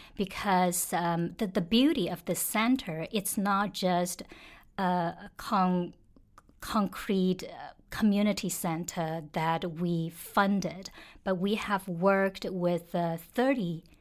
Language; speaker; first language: English; non-native, fluent; Chinese